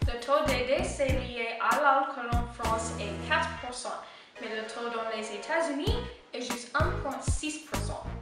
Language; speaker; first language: French; non-native, learner; English